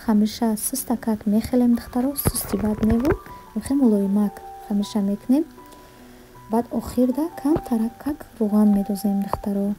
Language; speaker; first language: Tajik; early bilingual, heritage; Tajik